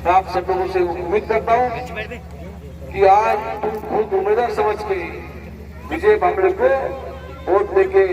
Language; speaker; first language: Hindi; non-native, local second language; Marathi